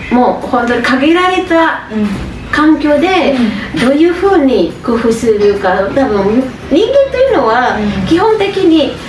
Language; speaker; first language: Japanese; non-native, fluent; Indonesian